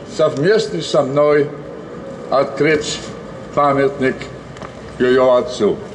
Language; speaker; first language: Russian; non-native, fluent; English